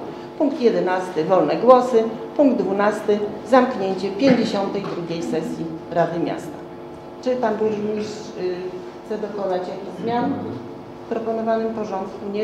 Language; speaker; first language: Polish; native; Polish